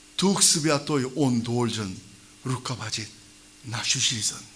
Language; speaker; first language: Russian; non-native, learner; Korean